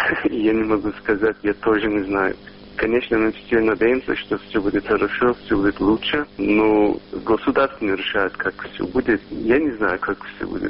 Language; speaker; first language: Russian; non-native, local second language; Turkish